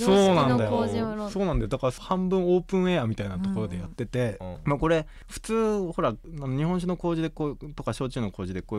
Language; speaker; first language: Japanese; native; Japanese